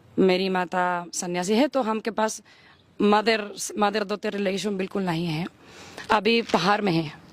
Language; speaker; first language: Hindi; non-native, learner; Spanish